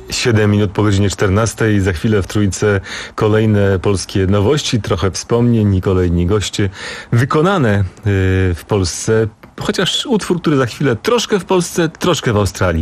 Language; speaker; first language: Polish; native; Polish